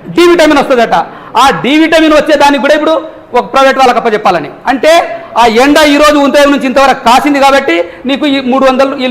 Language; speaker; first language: Telugu; non-native, local second language; Lambadi